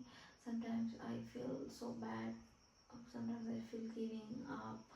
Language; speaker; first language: English; non-native, fluent; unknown